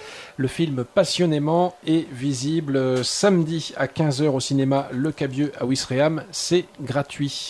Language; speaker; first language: French; native; French